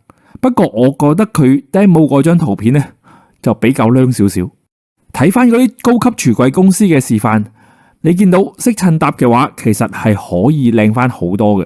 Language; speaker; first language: Cantonese; native; Cantonese